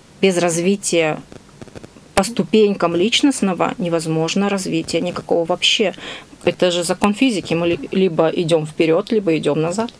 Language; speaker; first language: Russian; native; Russian